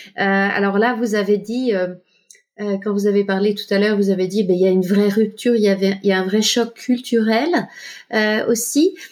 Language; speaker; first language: French; native; French